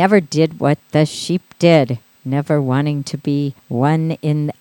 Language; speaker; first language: English; native; English